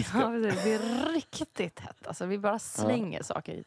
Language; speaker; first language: Swedish; native; Swedish